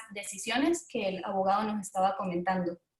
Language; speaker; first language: Spanish; native; Spanish